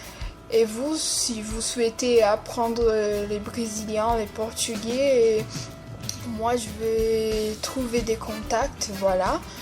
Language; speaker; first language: French; non-native, fluent; Portuguese